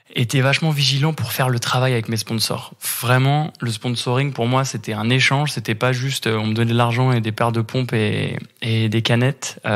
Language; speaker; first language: French; native; French